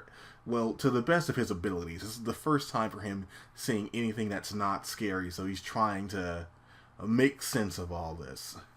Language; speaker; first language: English; native; English